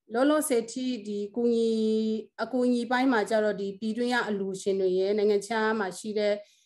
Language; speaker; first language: Burmese; non-native, local second language; Hakha Chin